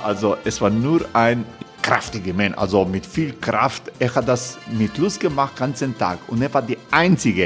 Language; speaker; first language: German; non-native, fluent; Croatian